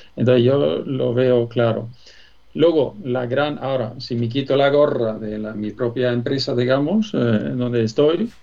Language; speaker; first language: Spanish; non-native, fluent; Swedish